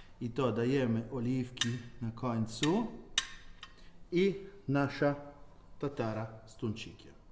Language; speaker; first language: Polish; non-native, learner; Italian